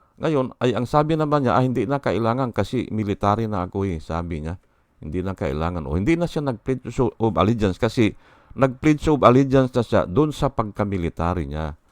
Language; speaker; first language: Filipino; native; Filipino